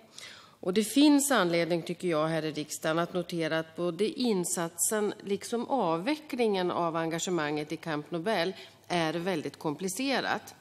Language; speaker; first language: Swedish; native; Swedish